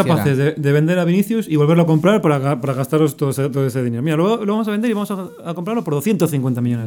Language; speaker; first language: Spanish; native; Spanish